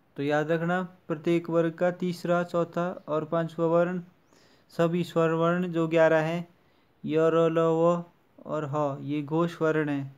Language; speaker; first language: Hindi; native; Hindi